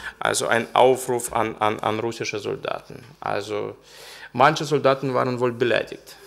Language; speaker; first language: German; non-native, fluent; Russian